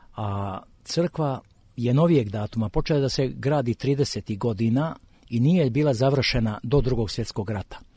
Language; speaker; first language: Croatian; native; Croatian